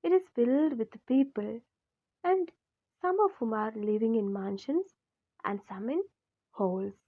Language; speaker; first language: English; non-native, local second language; Malayalam